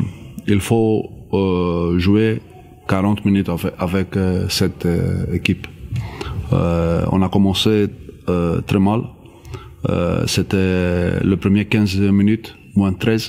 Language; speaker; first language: French; non-native, learner; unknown